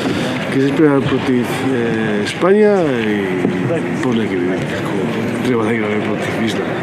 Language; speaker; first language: Macedonian; non-native, learner; Spanish